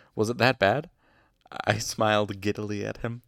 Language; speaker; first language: English; native; English